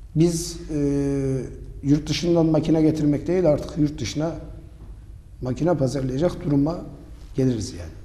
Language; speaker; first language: Turkish; native; Turkish